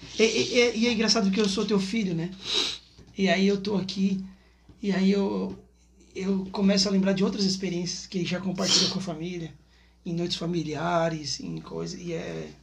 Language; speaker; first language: Portuguese; native; Portuguese